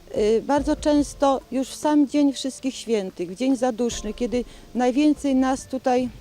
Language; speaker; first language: Polish; native; Polish